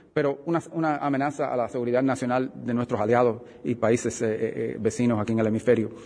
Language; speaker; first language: Spanish; early bilingual, heritage; Spanish